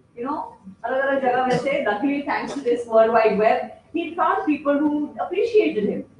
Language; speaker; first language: English; native; English